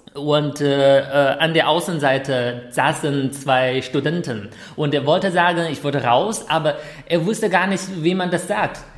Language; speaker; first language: German; non-native, fluent; Chinese